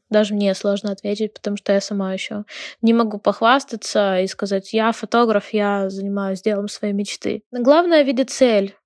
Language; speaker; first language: Russian; non-native, local second language; Ukrainian